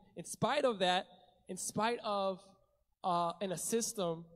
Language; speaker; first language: English; native; English